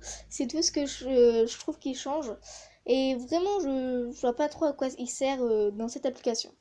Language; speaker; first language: French; native; French